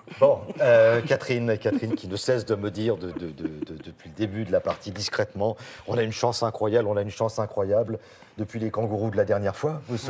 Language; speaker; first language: French; native; French